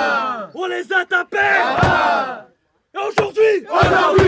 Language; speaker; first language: French; native; French